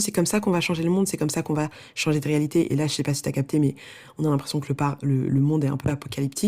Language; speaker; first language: French; native; French